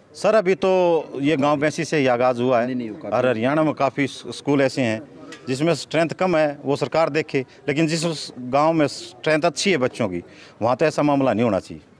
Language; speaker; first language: Hindi; native; Hindi